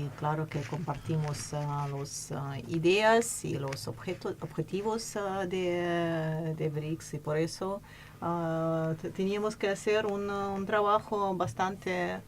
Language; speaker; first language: Spanish; non-native, fluent; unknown